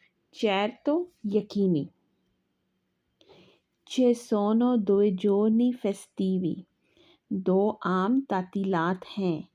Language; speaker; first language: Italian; non-native, fluent; Urdu